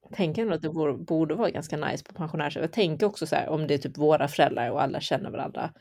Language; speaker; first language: Swedish; early bilingual, other home language; Chinese